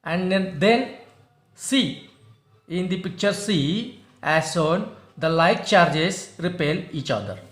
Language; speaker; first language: English; non-native, local second language; Marathi